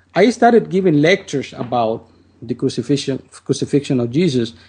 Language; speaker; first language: English; non-native, fluent; Spanish